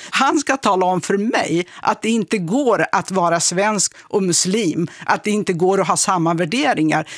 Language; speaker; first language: Swedish; non-native, fluent; Kurdish